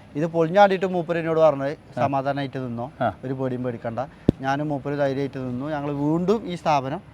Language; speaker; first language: Malayalam; native; Malayalam